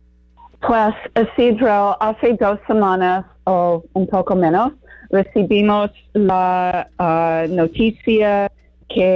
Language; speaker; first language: Spanish; non-native, learner; English